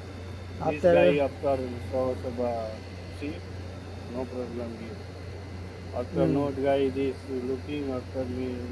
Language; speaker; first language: English; non-native, learner; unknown